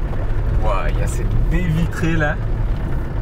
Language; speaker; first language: French; native; French